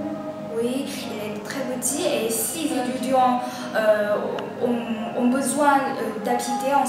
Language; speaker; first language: French; non-native, learner; Chinese